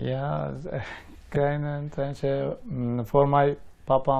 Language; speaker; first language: Dutch; non-native, learner; Persian